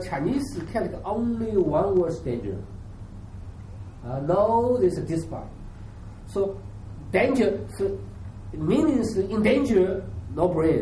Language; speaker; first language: English; non-native, learner; Chinese